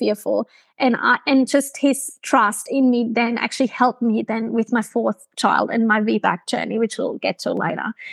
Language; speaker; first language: English; non-native, fluent; German